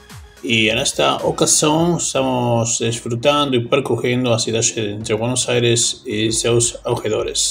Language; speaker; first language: Spanish; native; Spanish